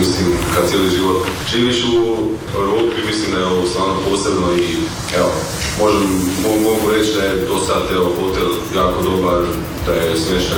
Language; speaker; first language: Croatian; early bilingual, heritage; Croatian